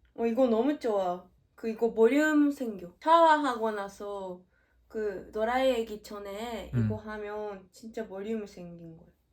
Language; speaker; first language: Korean; non-native, fluent; Japanese